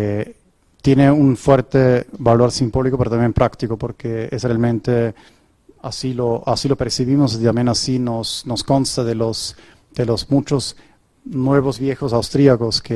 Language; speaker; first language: Spanish; non-native, fluent; German